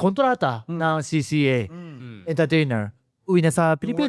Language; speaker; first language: Filipino; non-native, fluent; Japanese